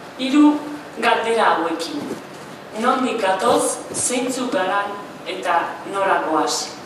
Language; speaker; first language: Basque; non-native, local second language; Spanish